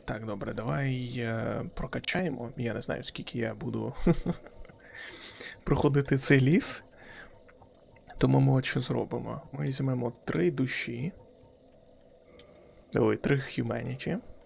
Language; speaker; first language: Ukrainian; native; Ukrainian